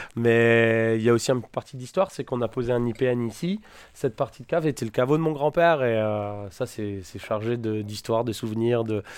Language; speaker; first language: French; native; French